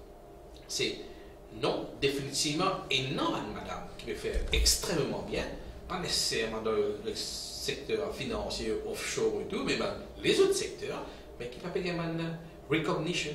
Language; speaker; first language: French; non-native, local second language; Morisyen